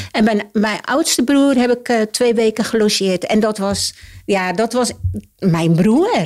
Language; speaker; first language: Dutch; early bilingual, other home language; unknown